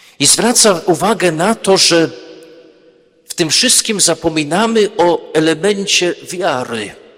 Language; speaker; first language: Polish; early bilingual, heritage; Polish